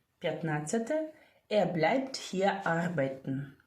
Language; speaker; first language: German; non-native, fluent; Ukrainian